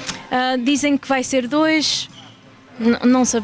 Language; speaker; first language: Portuguese; early bilingual, heritage; Portuguese